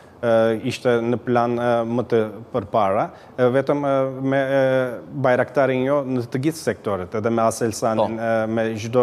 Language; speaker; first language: Albanian; early bilingual, heritage; Albanian